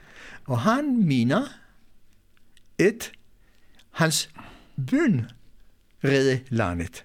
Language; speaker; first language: Danish; non-native, fluent; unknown